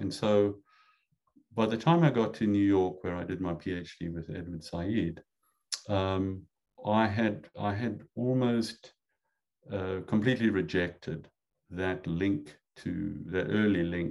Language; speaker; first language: English; native; English